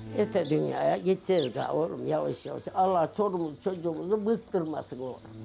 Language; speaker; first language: Turkish; native; Turkish